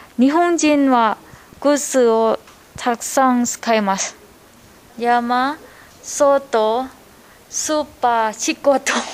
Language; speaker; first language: Japanese; non-native, learner; Thai